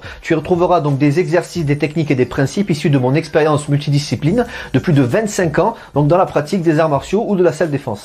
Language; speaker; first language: French; native; French